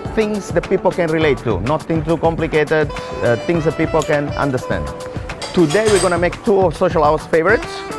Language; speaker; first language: English; non-native, fluent; Italian